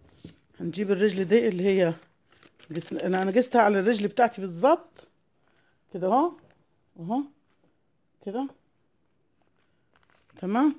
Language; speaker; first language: Arabic; native; Arabic